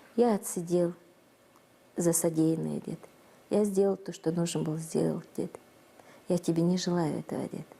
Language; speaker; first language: Russian; non-native, local second language; Kazakh